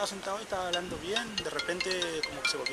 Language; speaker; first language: Spanish; native; Spanish